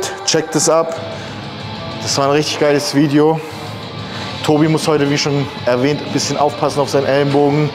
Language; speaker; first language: German; native; German